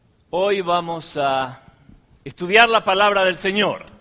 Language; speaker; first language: Spanish; native; Spanish